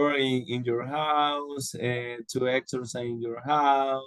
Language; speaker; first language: English; non-native, learner; Spanish